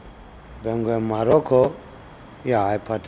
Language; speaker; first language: Spanish; non-native, learner; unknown